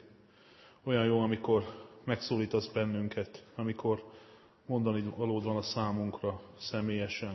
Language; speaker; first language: Hungarian; native; Hungarian